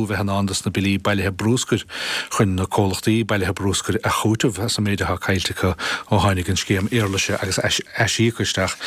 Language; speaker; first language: Irish; native; Irish